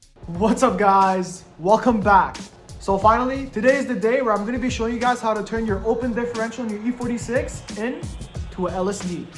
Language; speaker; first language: English; native; English